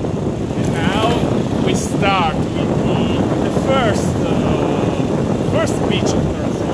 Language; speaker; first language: English; non-native, fluent; Italian